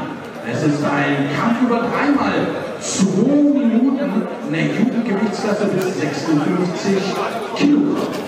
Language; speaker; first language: German; native; German